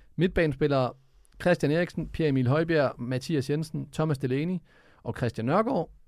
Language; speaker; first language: Danish; early bilingual, other home language; Serbian